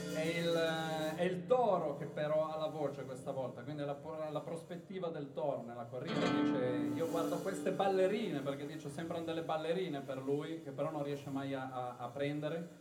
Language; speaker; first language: Italian; native; Italian